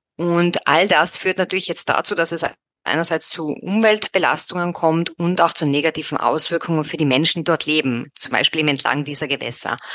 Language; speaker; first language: German; native; German